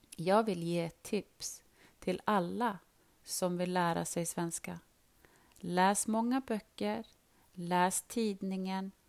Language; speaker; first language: Swedish; non-native, learner; Arabic